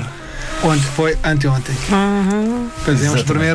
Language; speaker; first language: Portuguese; non-native, learner; Arabic